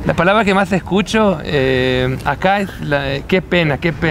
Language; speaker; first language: Spanish; non-native, fluent; Hebrew